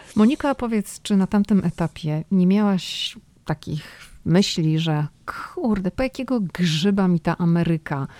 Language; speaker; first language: Polish; native; Polish